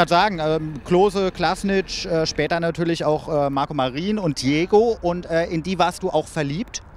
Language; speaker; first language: German; native; German